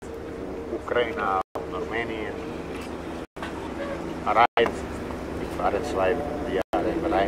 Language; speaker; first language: German; non-native, learner; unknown